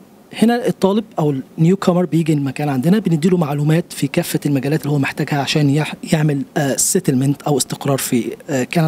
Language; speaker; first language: Arabic; native; Arabic